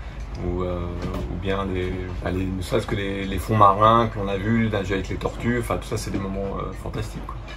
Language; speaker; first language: French; native; French